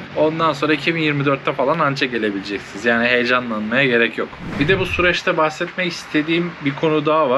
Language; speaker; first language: Turkish; native; Turkish